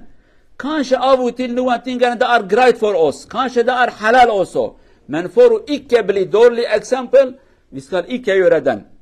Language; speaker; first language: Norwegian; non-native, learner; Kurdish